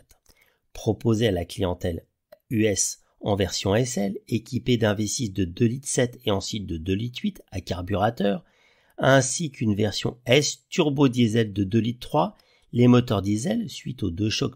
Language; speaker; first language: French; native; French